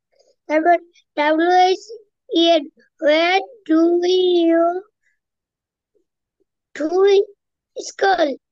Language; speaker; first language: English; non-native, learner; Bangla